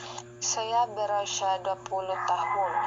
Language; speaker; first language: Indonesian; non-native, learner; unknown